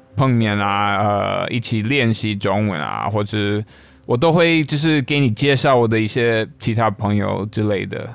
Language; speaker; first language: Chinese; non-native, fluent; English